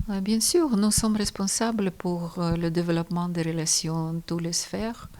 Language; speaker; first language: French; non-native, fluent; Ukrainian